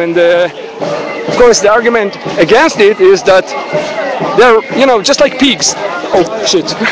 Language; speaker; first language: English; non-native, fluent; Hebrew